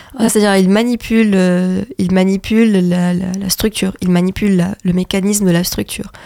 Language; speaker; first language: French; non-native, local second language; Arabic